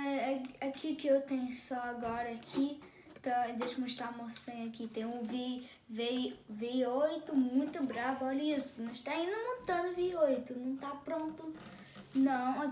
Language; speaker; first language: Portuguese; early bilingual, heritage; Portuguese